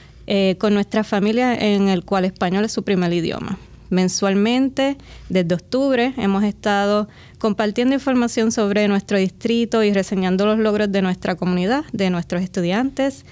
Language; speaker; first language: Spanish; native; Spanish